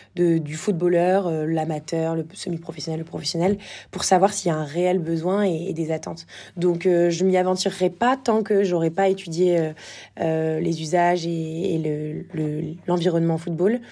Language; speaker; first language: French; native; French